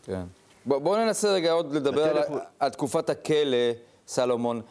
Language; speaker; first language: Hebrew; native; Hebrew